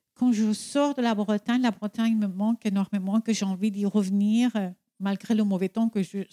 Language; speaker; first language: French; non-native, fluent; Persian